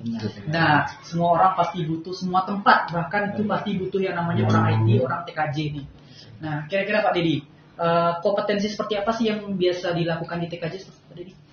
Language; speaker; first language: Indonesian; native; Indonesian